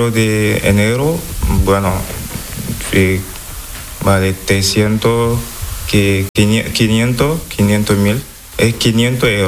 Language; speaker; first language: Spanish; non-native, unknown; Wolof